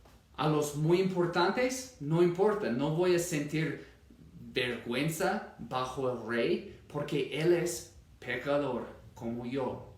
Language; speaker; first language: Spanish; non-native, fluent; English